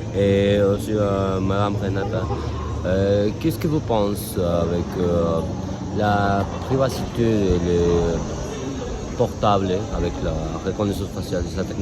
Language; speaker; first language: French; non-native, learner; Spanish